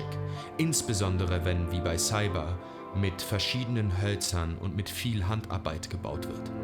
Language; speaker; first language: German; native; German